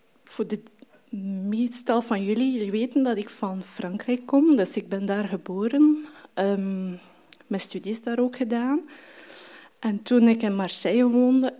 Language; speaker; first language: Dutch; non-native, fluent; French